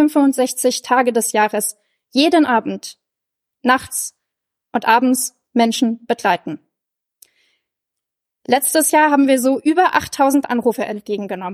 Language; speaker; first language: German; native; German